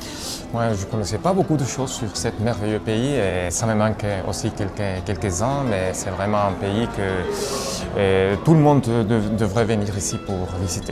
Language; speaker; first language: French; non-native, fluent; Spanish